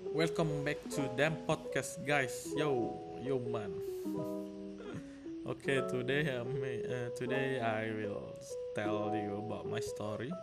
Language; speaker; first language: English; non-native, learner; Indonesian